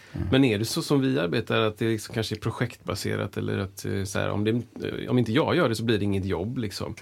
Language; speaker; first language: Swedish; native; Swedish